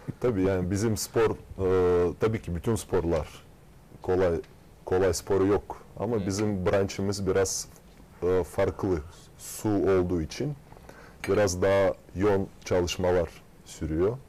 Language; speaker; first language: Turkish; non-native, fluent; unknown